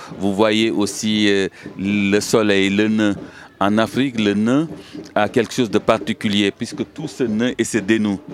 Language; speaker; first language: French; non-native, local second language; Wolof